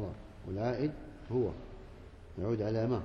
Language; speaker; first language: Arabic; native; Arabic